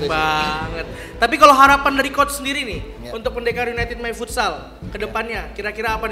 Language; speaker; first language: Indonesian; native; Indonesian